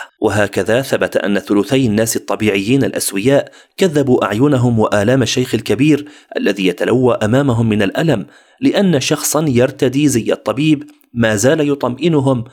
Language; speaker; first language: Arabic; native; Arabic